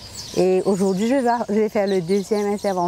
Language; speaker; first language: French; non-native, local second language; Morisyen